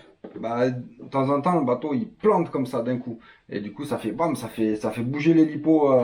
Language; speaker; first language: French; native; French